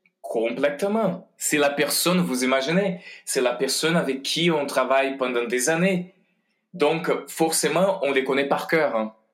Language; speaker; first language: French; non-native, fluent; Portuguese